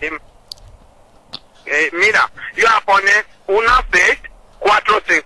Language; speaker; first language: Spanish; non-native, learner; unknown